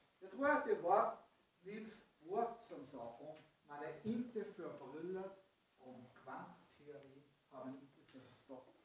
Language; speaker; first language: Swedish; non-native, fluent; German